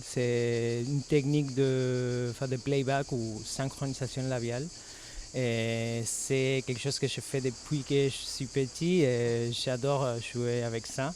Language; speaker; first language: French; non-native, fluent; Spanish